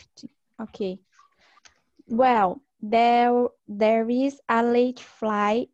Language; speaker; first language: English; non-native, learner; Portuguese